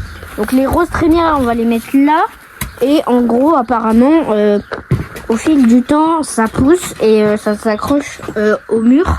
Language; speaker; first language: French; native; French